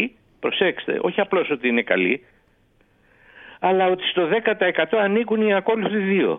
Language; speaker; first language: Greek; native; Greek